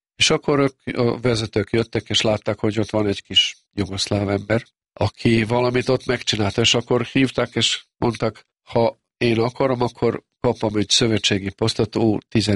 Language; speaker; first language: Hungarian; non-native, local second language; Serbian